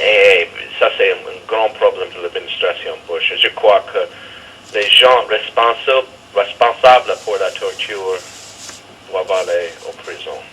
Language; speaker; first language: French; non-native, fluent; English